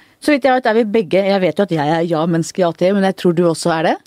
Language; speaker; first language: Norwegian; native; Norwegian